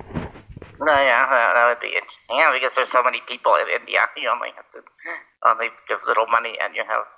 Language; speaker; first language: English; native; English